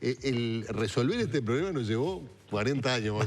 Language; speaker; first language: Spanish; native; Spanish